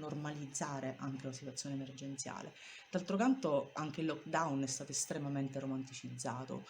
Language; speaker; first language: Italian; native; Italian